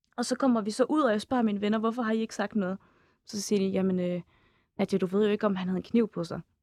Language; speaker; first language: Danish; early bilingual, other home language; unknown